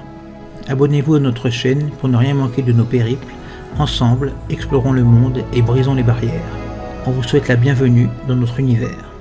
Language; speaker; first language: French; native; French